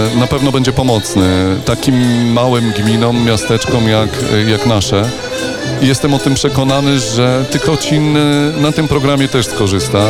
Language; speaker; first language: Polish; native; Polish